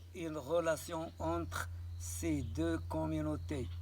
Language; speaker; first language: French; non-native, local second language; Arabic